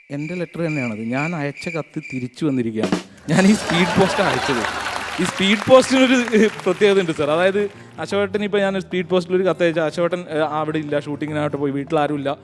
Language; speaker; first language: Malayalam; native; Malayalam